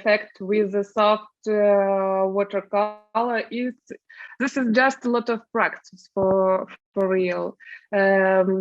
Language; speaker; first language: English; non-native, learner; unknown